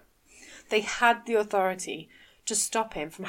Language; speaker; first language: English; native; English